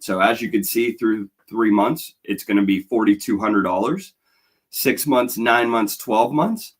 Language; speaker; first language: English; native; English